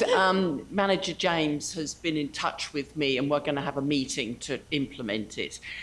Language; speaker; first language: English; native; English